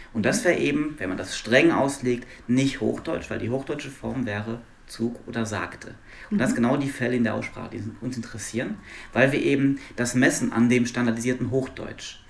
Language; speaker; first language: German; non-native, local second language; Luxembourgish